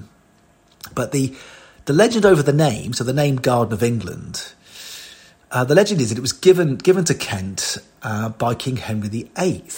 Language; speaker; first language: English; native; English